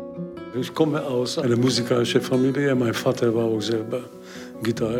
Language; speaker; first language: German; non-native, learner; Hungarian